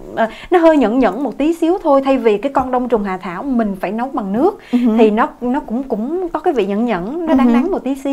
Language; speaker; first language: Vietnamese; native; Vietnamese